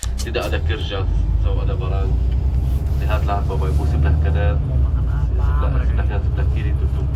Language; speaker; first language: Indonesian; non-native, learner; Arabic